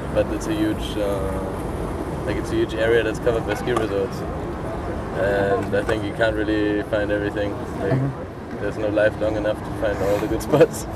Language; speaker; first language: English; non-native, fluent; German